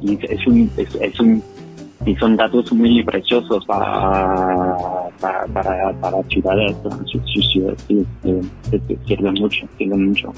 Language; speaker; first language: Spanish; non-native, fluent; French